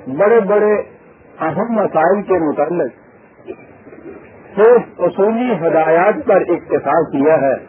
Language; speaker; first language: Urdu; non-native, local second language; Punjabi